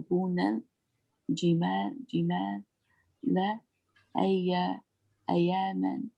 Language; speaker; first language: Arabic; non-native, learner; English